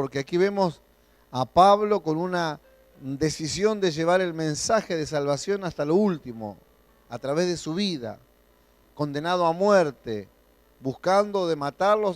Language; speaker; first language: Spanish; native; Spanish